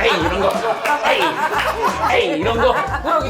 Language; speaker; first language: Korean; native; Korean